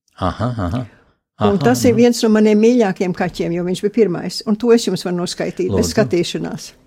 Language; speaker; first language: Latvian; early bilingual, heritage; Latvian